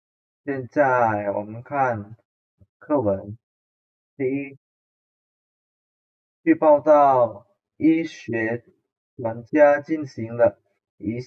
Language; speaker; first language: Chinese; non-native, fluent; Indonesian